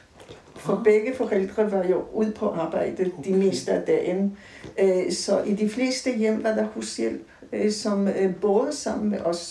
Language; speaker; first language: Danish; native; Danish